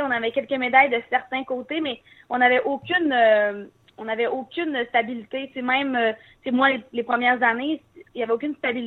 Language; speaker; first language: French; native; French